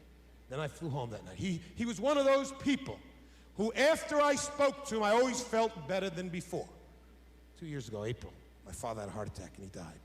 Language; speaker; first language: English; native; English